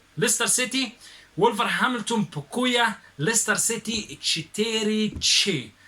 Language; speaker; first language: Polish; non-native, learner; Arabic